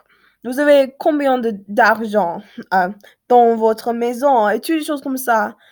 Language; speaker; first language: French; non-native, learner; English